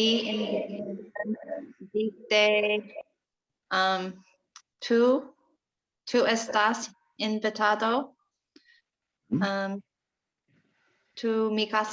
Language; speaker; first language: Spanish; non-native, learner; English